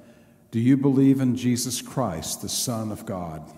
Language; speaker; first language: English; native; English